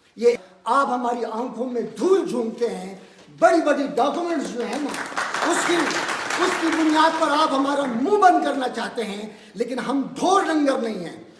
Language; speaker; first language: Urdu; non-native, local second language; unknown